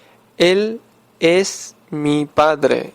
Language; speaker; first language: Spanish; non-native, fluent; Urdu